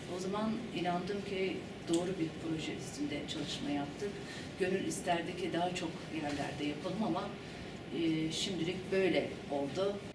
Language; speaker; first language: Turkish; early bilingual, heritage; Turkish